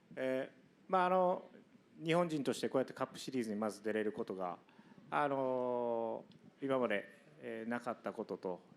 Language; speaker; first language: Japanese; native; Japanese